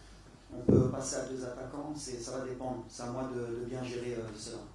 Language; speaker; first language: French; native; French